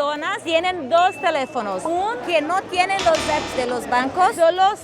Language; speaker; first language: Spanish; non-native, fluent; Portuguese